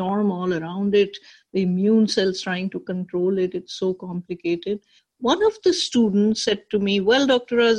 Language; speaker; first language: English; non-native, local second language; Urdu